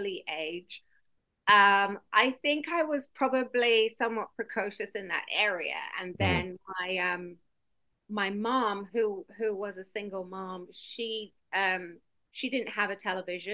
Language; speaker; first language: English; native; English